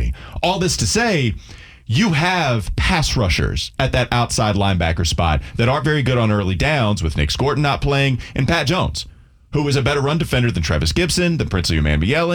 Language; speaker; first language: English; native; English